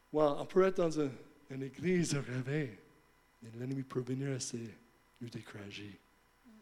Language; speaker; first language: French; non-native, fluent; English